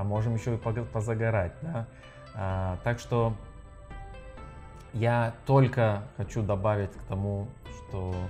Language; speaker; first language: Russian; non-native, learner; Lithuanian